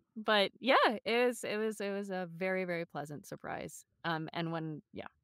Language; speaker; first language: English; native; English